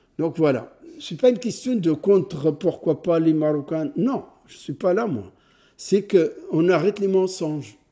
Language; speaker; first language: French; non-native, fluent; Arabic